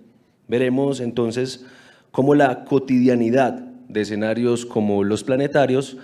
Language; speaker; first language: Spanish; native; Spanish